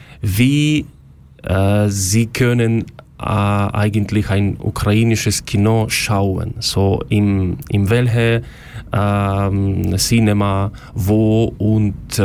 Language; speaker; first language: German; non-native, learner; Ukrainian